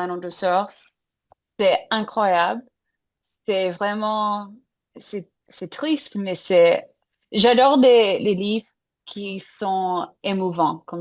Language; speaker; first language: French; non-native, fluent; English